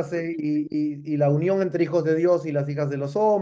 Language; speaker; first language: Spanish; native; Spanish